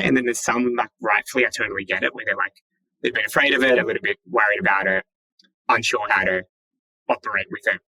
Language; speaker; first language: English; native; English